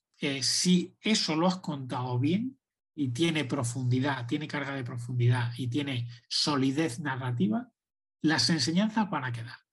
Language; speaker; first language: Spanish; native; Spanish